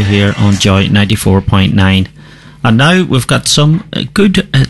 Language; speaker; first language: English; native; English